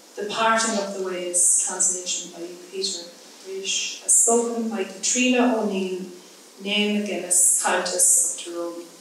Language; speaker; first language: English; native; English